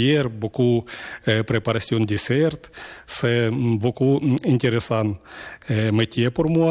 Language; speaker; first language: French; non-native, learner; Ukrainian